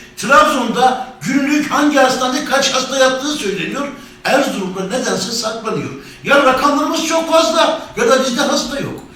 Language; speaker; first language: Turkish; native; Turkish